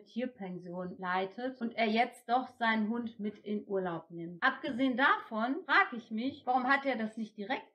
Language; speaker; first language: German; native; German